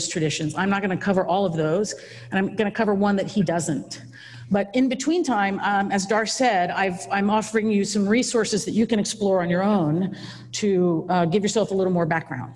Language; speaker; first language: English; native; English